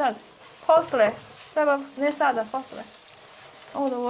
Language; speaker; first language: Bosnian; non-native, learner; Chinese